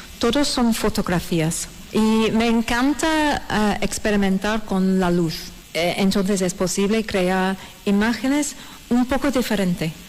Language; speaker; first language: Spanish; non-native, learner; English